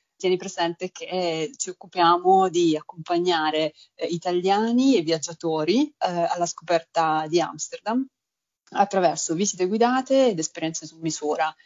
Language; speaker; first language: Italian; native; Italian